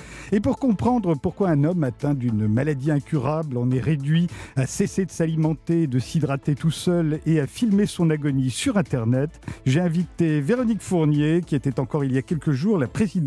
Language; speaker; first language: French; native; French